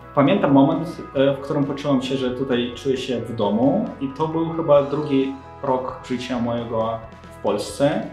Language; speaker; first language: Polish; non-native, fluent; Ukrainian